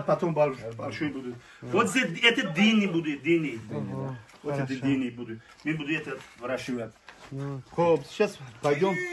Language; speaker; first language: Russian; non-native, learner; Tajik